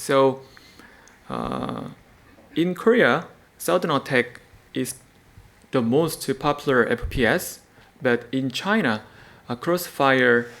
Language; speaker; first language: English; non-native, learner; Korean